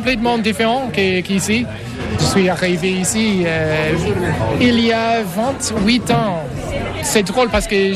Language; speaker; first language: French; non-native, fluent; English